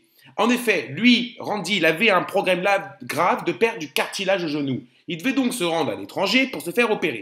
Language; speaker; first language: French; native; French